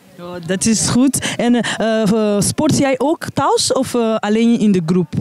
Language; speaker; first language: Dutch; non-native, learner; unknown